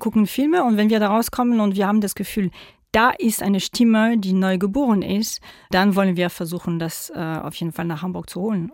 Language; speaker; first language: German; non-native, fluent; French